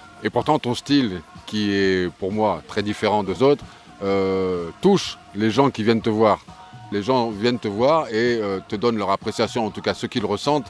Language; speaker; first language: French; native; French